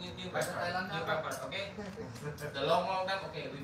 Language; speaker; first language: English; non-native, learner; Indonesian